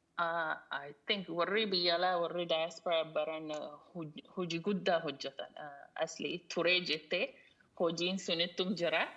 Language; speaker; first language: Oromo; early bilingual, heritage; Oromo